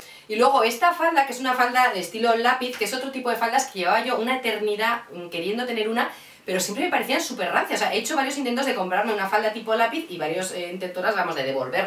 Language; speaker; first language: Spanish; native; Spanish